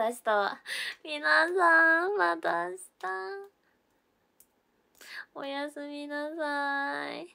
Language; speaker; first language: Japanese; native; Japanese